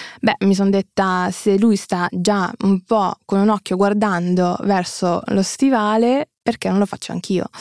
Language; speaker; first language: Italian; early bilingual, other home language; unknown